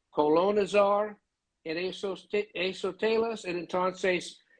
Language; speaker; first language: Spanish; non-native, learner; English